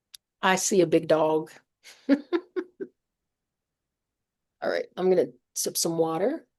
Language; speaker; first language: English; native; English